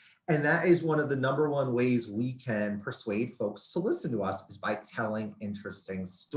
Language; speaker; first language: English; native; English